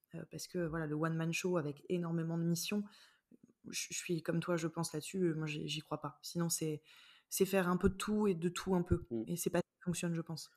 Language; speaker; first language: French; native; French